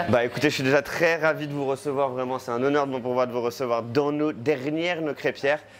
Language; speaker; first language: French; native; French